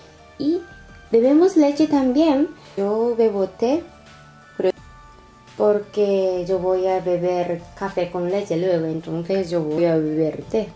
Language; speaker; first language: Spanish; non-native, fluent; Japanese